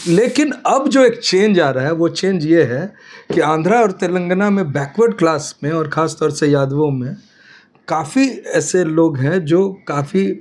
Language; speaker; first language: Hindi; native; Hindi